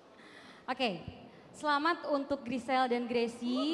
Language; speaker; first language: Indonesian; native; Indonesian